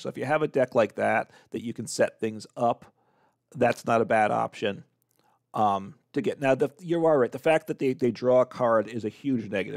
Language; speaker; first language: English; native; English